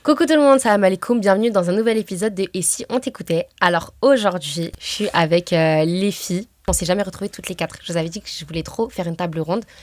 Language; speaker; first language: French; early bilingual, other home language; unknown